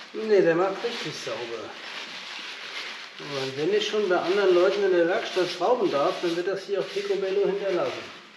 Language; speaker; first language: German; native; German